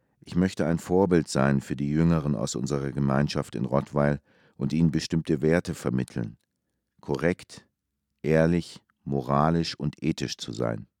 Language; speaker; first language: German; early bilingual, other home language; Turkish